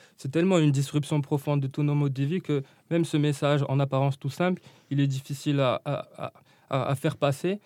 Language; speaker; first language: French; non-native, local second language; Arabic